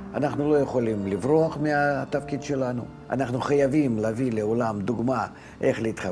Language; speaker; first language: Hebrew; non-native, fluent; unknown